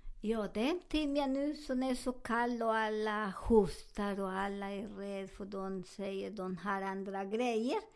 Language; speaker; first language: Swedish; non-native, learner; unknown